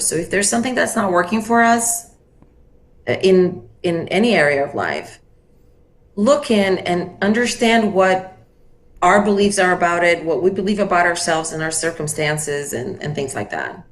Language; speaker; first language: English; non-native, fluent; Portuguese